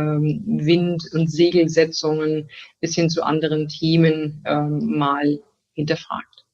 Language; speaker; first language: German; native; German